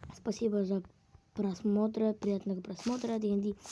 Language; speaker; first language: Russian; non-native, local second language; Kazakh